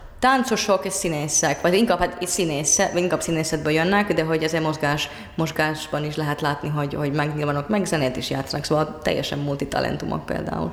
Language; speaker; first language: Hungarian; non-native, fluent; Finnish